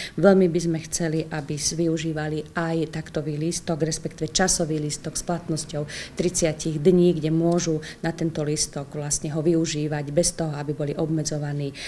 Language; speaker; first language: Slovak; native; Slovak